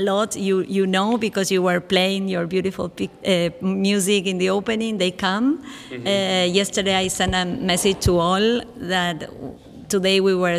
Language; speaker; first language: English; non-native, fluent; Spanish